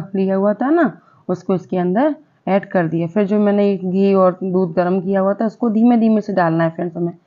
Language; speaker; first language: Hindi; non-native, local second language; Gujarati